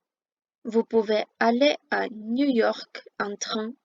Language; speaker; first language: French; non-native, fluent; Armenian